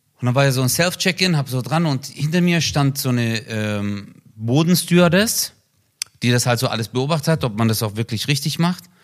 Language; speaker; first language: German; early bilingual, other home language; Turkish